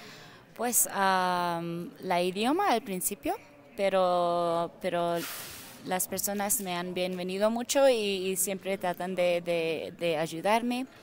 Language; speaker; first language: Spanish; non-native, learner; English